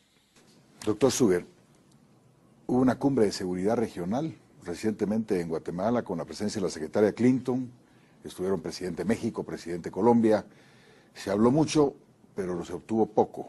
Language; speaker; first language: Spanish; native; Spanish